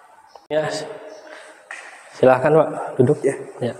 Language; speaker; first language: Indonesian; native; Indonesian